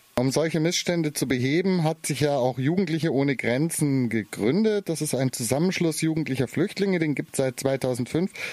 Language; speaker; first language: German; native; German